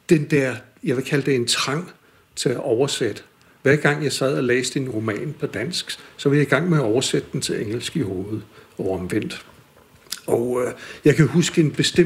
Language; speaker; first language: Danish; non-native, fluent; English